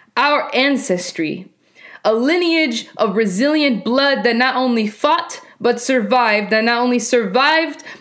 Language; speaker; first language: English; early bilingual, other home language; Spanish